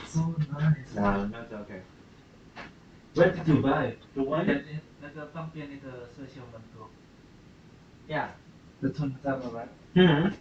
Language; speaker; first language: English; non-native, fluent; Chinese